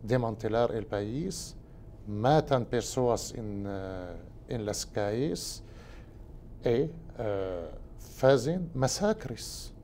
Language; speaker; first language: Spanish; non-native, learner; Arabic